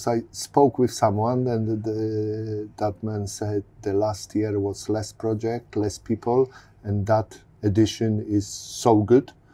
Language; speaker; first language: English; non-native, learner; Polish